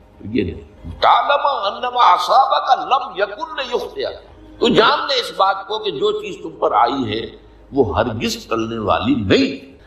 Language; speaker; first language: Urdu; native; Urdu